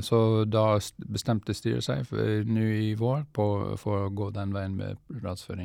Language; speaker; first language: Norwegian; non-native, fluent; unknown